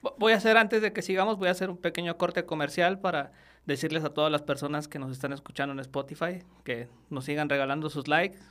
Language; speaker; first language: Spanish; native; Spanish